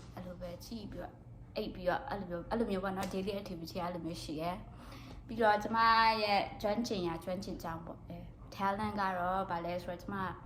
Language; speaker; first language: Burmese; non-native, local second language; Kachin